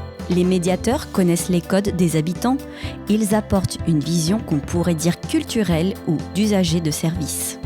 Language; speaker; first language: French; native; French